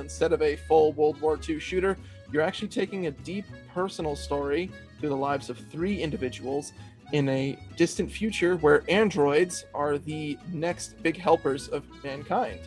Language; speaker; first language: English; native; English